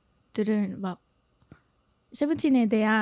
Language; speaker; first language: Korean; non-native, fluent; Thai